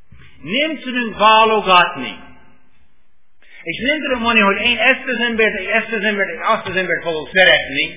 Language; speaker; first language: Hungarian; non-native, fluent; English